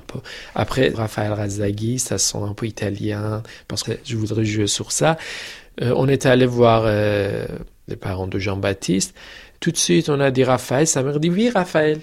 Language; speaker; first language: French; non-native, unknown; Persian